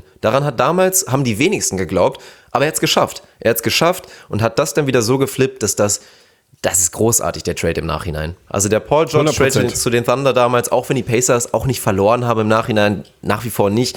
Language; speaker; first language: German; native; German